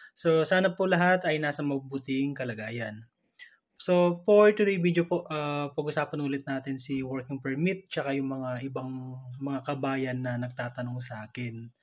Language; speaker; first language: Filipino; native; Filipino